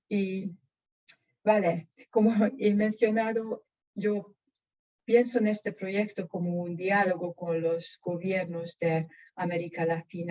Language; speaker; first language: Spanish; non-native, fluent; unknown